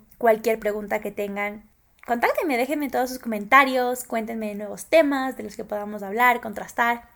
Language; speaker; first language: Spanish; native; Spanish